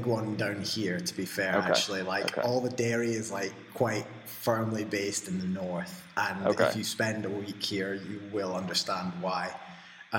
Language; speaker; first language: English; native; English